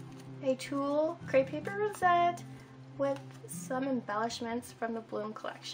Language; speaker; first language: English; native; English